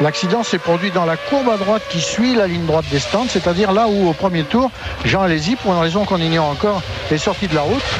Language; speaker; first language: French; native; French